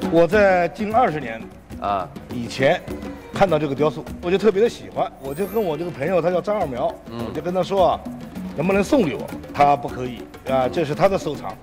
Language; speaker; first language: Chinese; native; Chinese